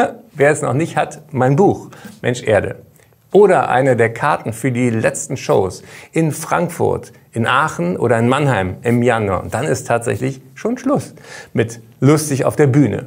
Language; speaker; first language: German; native; German